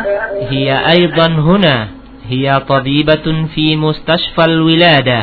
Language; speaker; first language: Arabic; non-native, fluent; Indonesian